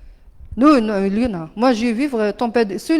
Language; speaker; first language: French; non-native, learner; Arabic